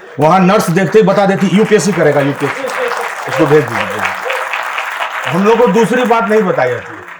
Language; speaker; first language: Hindi; native; Hindi